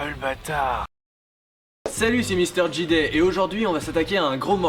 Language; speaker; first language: French; native; French